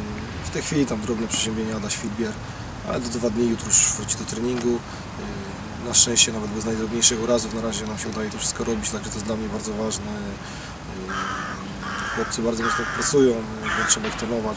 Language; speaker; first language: Polish; native; Polish